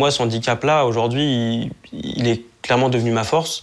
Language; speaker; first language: French; native; French